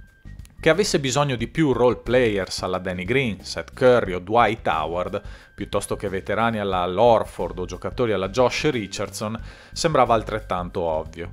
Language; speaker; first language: Italian; native; Italian